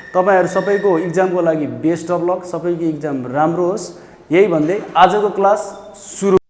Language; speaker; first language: Nepali; native; Nepali